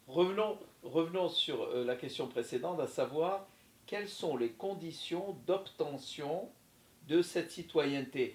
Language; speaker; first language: French; native; French